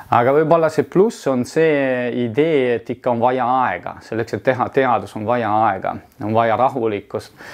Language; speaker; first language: Estonian; non-native, fluent; Italian